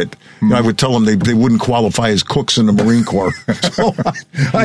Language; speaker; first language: English; native; English